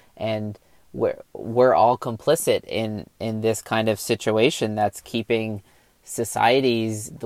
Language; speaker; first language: English; native; English